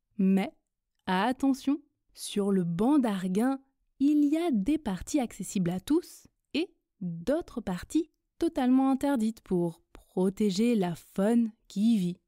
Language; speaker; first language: French; native; French